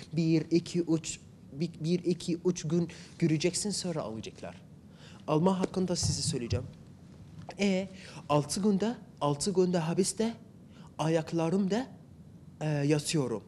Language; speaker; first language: Turkish; non-native, learner; Arabic